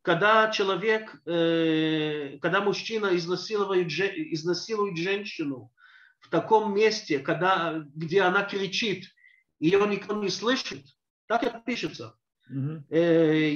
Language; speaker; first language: Russian; early bilingual, heritage; Russian